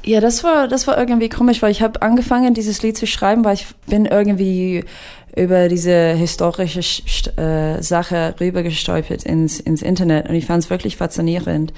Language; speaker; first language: German; non-native, fluent; English